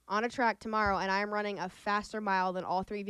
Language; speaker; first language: English; native; English